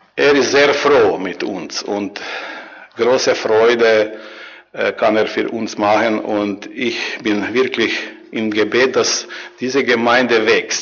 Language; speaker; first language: German; non-native, learner; Croatian